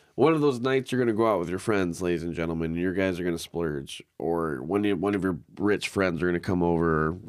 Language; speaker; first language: English; native; English